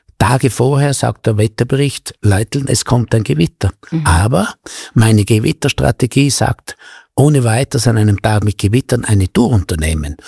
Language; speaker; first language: German; native; German